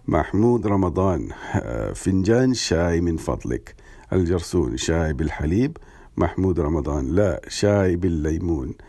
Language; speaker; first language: Arabic; non-native, learner; English